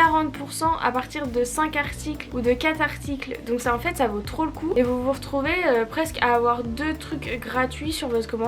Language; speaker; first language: French; native; French